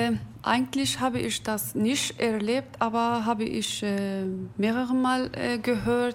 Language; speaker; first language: German; non-native, learner; Kurdish